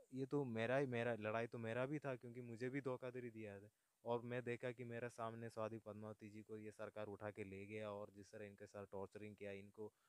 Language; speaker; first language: Hindi; non-native, local second language; Malayalam